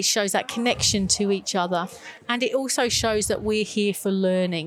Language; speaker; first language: English; native; English